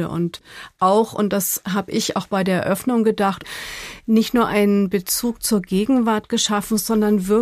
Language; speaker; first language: German; native; German